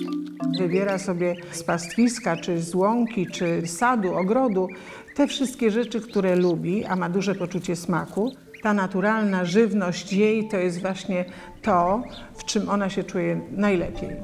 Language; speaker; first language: Polish; native; Polish